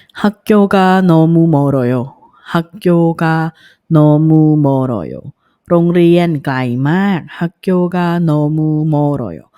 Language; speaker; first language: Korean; non-native, fluent; Thai